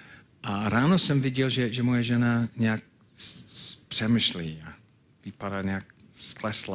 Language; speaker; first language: Czech; non-native, fluent; English